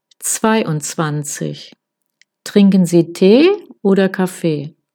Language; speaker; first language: German; non-native, fluent; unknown